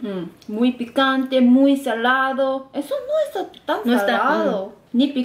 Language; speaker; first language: Spanish; non-native, fluent; Korean